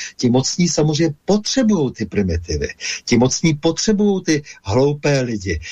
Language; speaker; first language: Czech; native; Czech